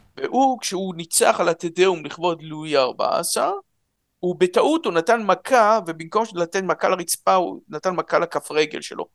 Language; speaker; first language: Hebrew; early bilingual, other home language; Russian